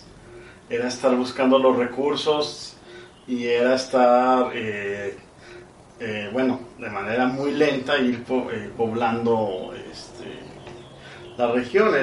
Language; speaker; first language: Spanish; native; Spanish